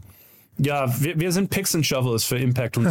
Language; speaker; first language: German; non-native, learner; Dutch